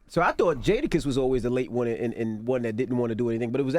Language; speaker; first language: English; native; English